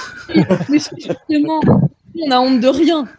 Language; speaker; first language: French; native; French